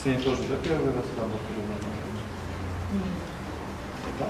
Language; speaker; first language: Russian; non-native, local second language; Uzbek